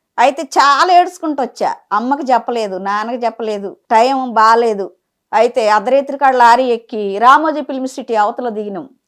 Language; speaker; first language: Telugu; native; Telugu